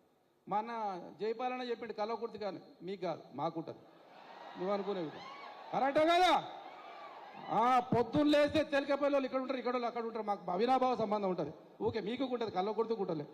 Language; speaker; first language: Telugu; native; Telugu